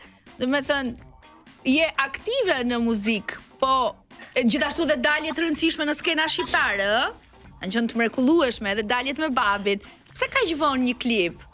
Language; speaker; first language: Albanian; native; Albanian